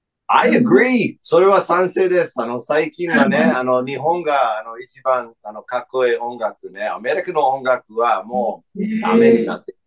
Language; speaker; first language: Japanese; non-native, fluent; English